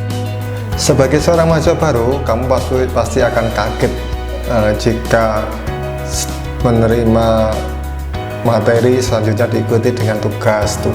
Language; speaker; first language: Indonesian; native; Indonesian